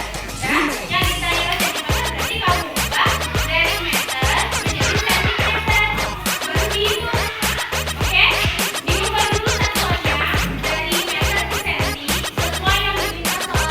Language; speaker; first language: Indonesian; native; Indonesian